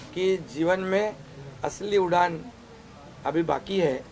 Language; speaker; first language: Hindi; non-native, local second language; Marathi